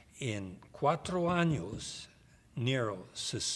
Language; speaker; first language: Spanish; non-native, learner; English